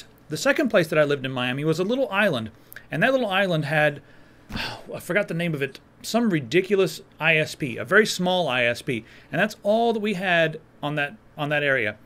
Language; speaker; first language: English; native; English